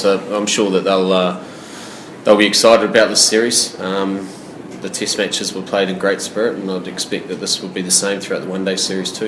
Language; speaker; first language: English; native; English